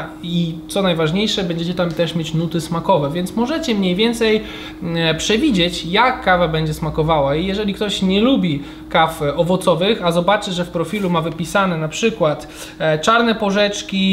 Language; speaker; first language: Polish; native; Polish